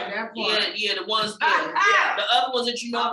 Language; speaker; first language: English; native; English